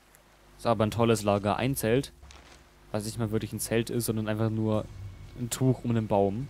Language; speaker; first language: German; native; German